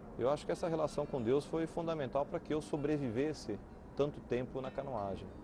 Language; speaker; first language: Portuguese; early bilingual, other home language; Spanish